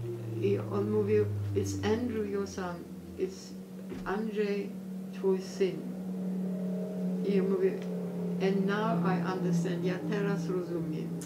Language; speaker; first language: Polish; early bilingual, heritage; Polish